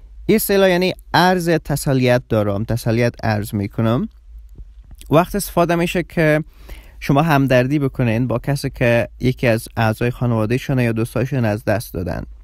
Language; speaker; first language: Persian; native; Persian